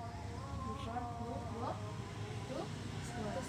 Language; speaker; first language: English; non-native, learner; Indonesian